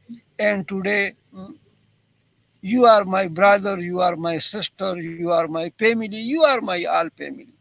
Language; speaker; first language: English; non-native, learner; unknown